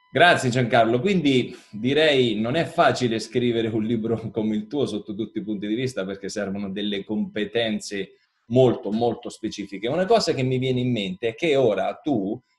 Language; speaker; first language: Italian; native; Italian